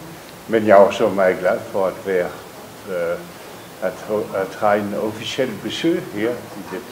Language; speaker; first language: Danish; non-native, fluent; French